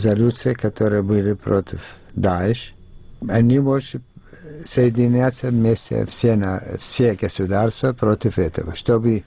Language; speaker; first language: Russian; non-native, fluent; Arabic